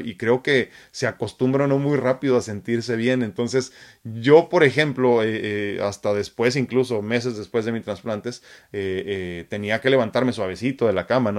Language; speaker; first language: Spanish; native; Spanish